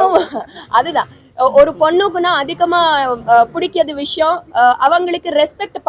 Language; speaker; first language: Tamil; non-native, learner; Telugu